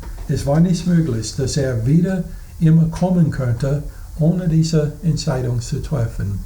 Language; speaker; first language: German; non-native, fluent; English